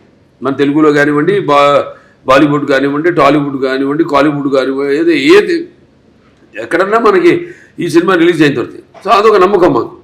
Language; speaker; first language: Telugu; native; Telugu